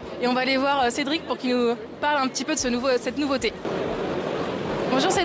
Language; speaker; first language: French; native; French